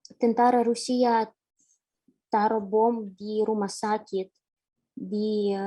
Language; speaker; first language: Indonesian; non-native, fluent; Ukrainian